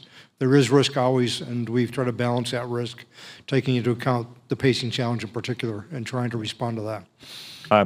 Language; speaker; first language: English; native; English